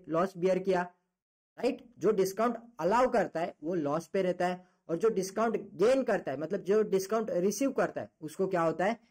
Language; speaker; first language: Hindi; non-native, local second language; Marathi